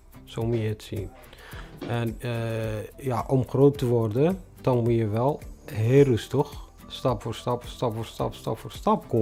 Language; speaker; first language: Dutch; non-native, fluent; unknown